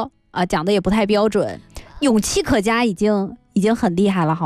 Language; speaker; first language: Chinese; native; Chinese